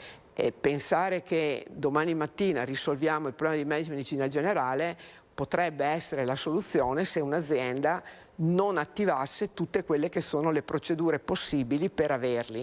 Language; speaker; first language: Italian; native; Italian